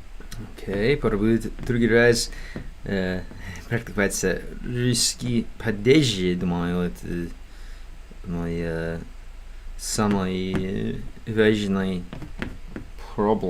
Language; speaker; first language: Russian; non-native, learner; English